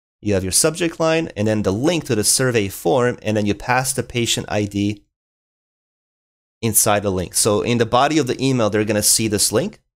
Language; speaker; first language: English; native; English